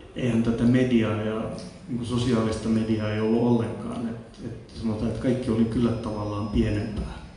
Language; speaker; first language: Finnish; non-native, local second language; Swedish